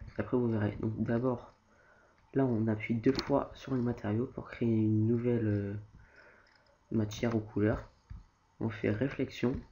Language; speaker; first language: French; native; French